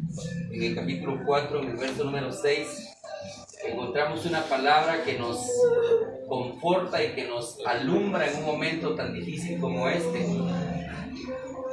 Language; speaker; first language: Spanish; native; Spanish